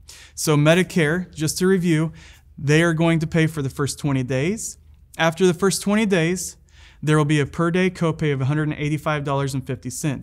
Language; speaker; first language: English; native; English